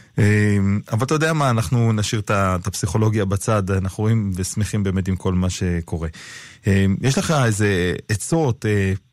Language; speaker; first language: Hebrew; native; Hebrew